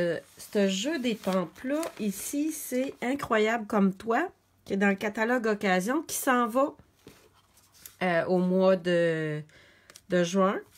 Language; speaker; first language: French; native; French